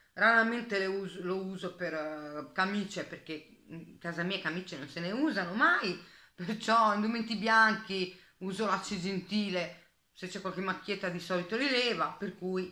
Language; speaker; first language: Italian; native; Italian